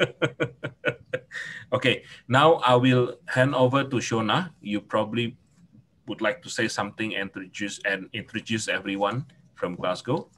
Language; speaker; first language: English; non-native, fluent; Indonesian